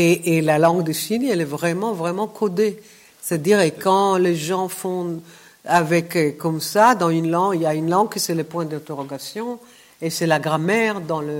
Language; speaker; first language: French; non-native, fluent; Hebrew